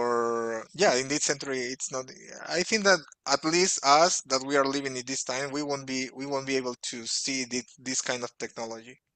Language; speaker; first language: English; non-native, fluent; Portuguese